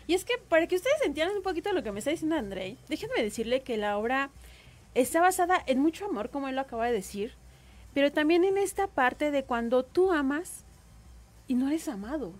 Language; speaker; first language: Spanish; native; Spanish